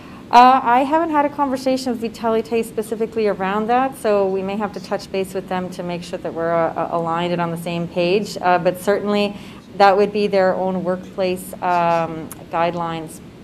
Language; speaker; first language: English; native; English